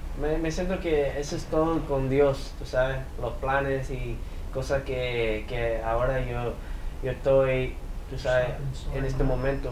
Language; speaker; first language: Spanish; early bilingual, heritage; English